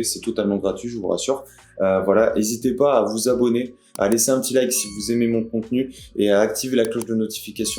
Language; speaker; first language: French; native; French